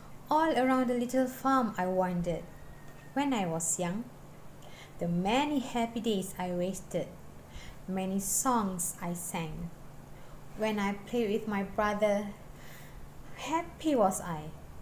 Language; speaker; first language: English; non-native, local second language; Malay